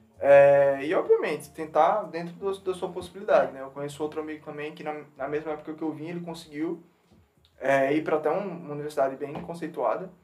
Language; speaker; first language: Portuguese; native; Portuguese